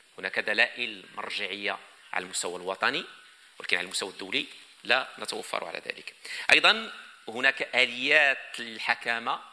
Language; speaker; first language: Arabic; native; Arabic